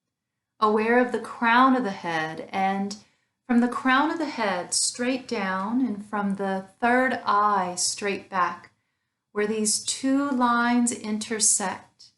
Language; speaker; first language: English; native; English